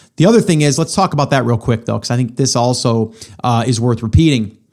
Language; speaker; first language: English; native; English